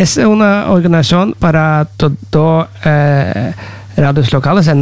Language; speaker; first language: Spanish; non-native, learner; Norwegian